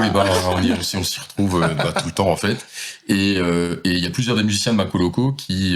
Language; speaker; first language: French; native; French